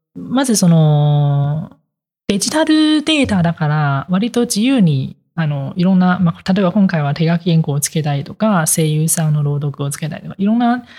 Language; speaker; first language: Japanese; non-native, fluent; Chinese